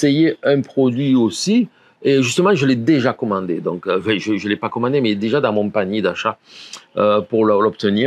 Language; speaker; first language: French; native; French